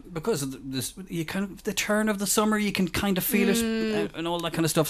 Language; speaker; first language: English; native; English